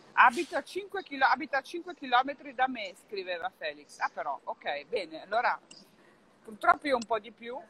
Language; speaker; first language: Italian; native; Italian